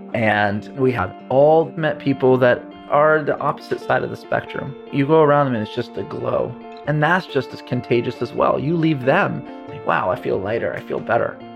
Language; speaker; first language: English; early bilingual, other home language; Arabic